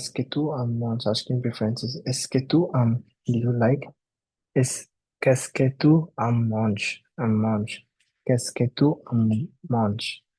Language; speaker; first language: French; non-native, learner; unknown